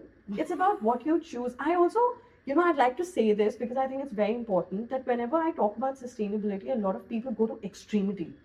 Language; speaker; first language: English; non-native, local second language; Hindi